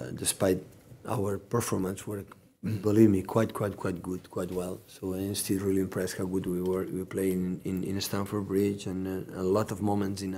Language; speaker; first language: English; non-native, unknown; Catalan